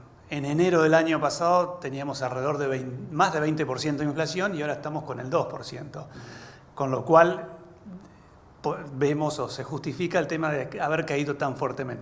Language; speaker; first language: Spanish; native; Spanish